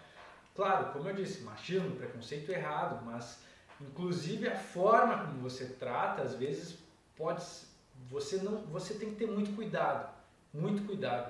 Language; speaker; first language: Portuguese; native; Portuguese